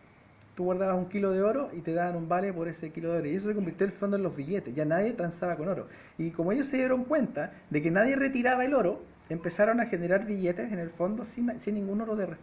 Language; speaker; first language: Spanish; native; Spanish